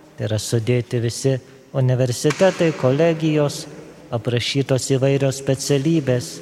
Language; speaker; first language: Lithuanian; native; Lithuanian